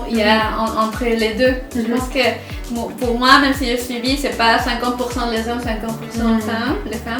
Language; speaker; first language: French; non-native, fluent; Spanish